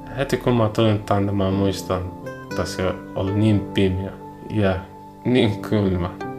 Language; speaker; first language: Finnish; non-native, learner; Arabic